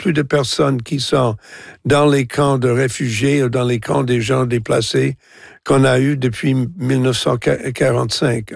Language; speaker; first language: French; non-native, local second language; English